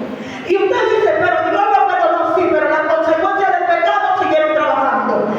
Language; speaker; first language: Spanish; native; Spanish